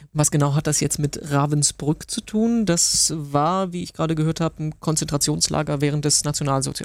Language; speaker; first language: German; native; German